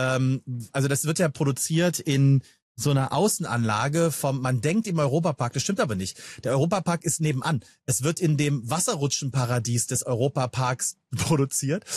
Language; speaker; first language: German; native; German